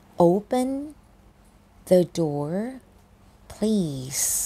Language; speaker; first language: English; non-native, fluent; Thai